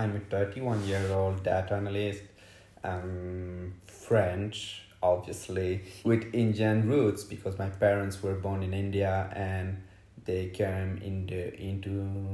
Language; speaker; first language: English; non-native, fluent; French